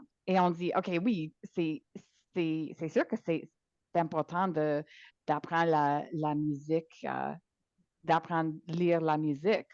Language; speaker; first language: French; non-native, local second language; English